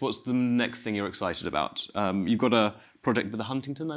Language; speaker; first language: English; native; English